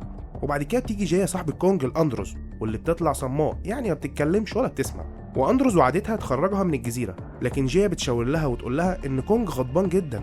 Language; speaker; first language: Arabic; native; Arabic